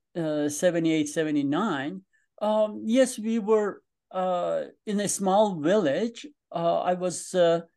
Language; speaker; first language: English; non-native, fluent; Persian